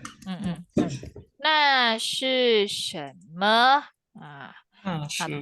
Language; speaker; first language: Chinese; non-native, fluent; Indonesian